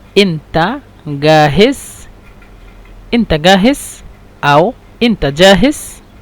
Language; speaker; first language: Egyptian Arabic; non-native, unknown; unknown